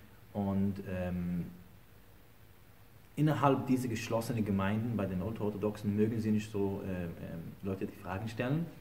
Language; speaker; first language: German; non-native, fluent; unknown